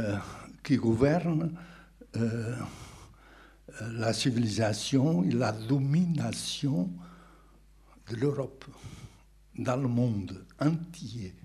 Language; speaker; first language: French; non-native, fluent; Portuguese